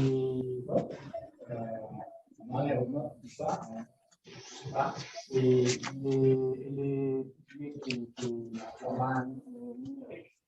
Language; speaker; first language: French; non-native, fluent; Spanish